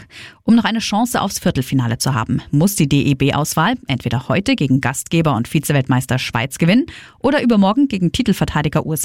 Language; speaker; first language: German; native; German